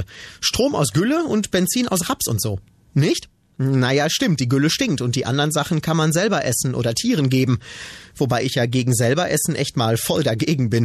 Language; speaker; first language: German; native; German